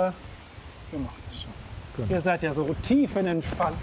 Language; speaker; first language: German; native; German